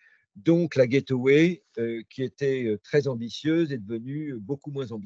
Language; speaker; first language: French; native; French